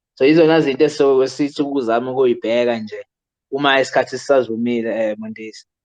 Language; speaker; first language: Zulu; native; Zulu